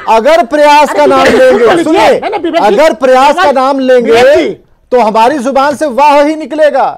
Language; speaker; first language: Hindi; native; Hindi